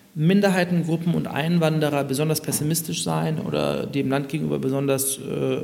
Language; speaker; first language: German; native; German